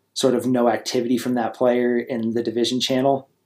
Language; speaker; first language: English; native; English